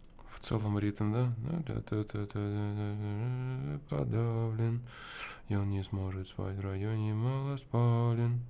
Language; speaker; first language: Russian; native; Russian